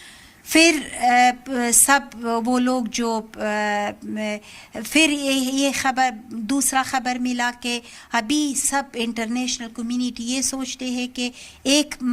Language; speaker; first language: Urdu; non-native, learner; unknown